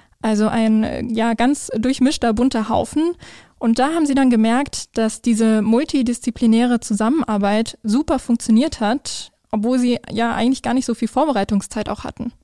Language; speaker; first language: German; native; German